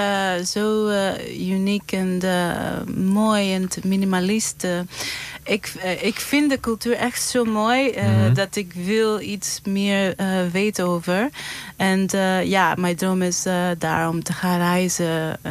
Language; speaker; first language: Dutch; non-native, fluent; Greek